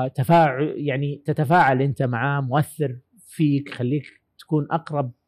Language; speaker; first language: Arabic; native; Arabic